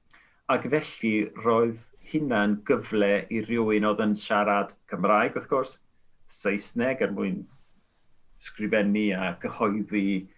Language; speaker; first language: Welsh; non-native, fluent; Spanish